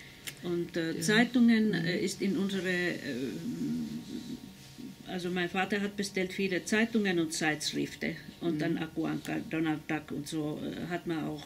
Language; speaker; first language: German; non-native, fluent; Finnish